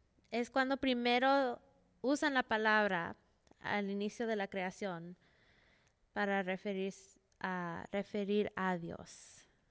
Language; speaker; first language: Spanish; early bilingual, heritage; Spanish